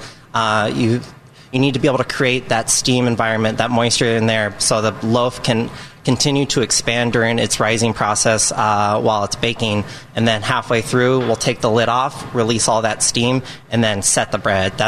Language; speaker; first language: English; native; English